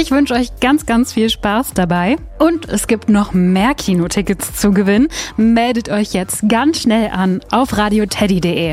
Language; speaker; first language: German; native; German